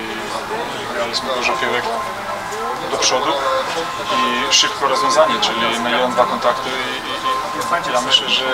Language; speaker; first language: Polish; non-native, fluent; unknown